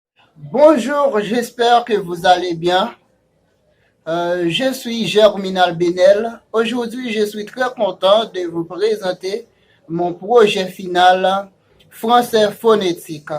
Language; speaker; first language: French; non-native, fluent; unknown